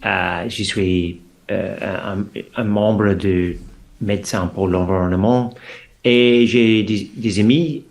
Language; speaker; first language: French; non-native, fluent; English